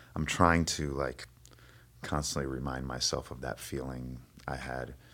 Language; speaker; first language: English; early bilingual, other home language; Spanish